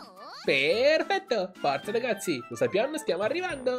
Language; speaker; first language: Italian; native; Italian